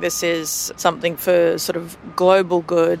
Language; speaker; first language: English; native; English